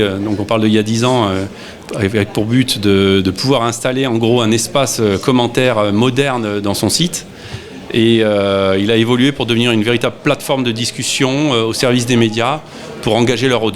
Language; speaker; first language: French; native; French